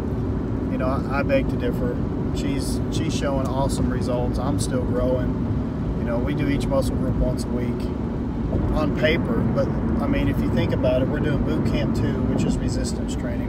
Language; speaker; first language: English; native; English